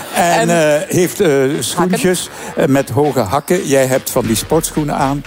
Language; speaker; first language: Dutch; native; Dutch